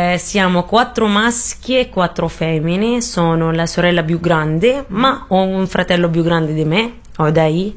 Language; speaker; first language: Italian; non-native, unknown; Arabic